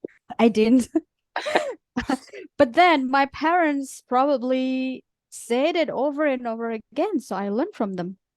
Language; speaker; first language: English; non-native, fluent; Indonesian